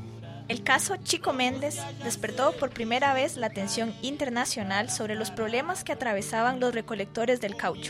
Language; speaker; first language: Spanish; native; Spanish